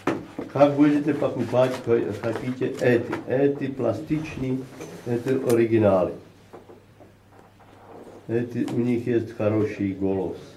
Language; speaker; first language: Russian; non-native, learner; Slovak